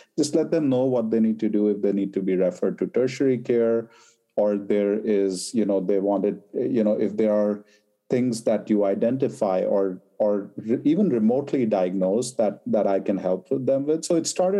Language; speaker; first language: English; non-native, local second language; Hindi